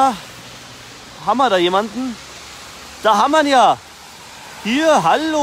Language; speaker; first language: German; native; German